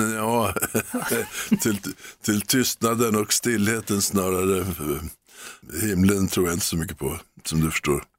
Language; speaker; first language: Swedish; native; Swedish